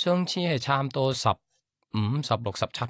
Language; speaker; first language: Cantonese; non-native, learner; Thai